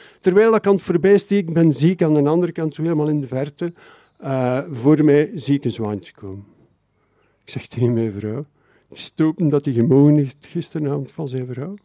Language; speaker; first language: Dutch; native; Dutch